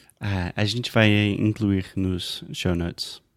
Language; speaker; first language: Portuguese; non-native, fluent; English